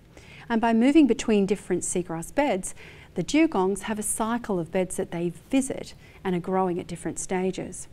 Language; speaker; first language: English; native; English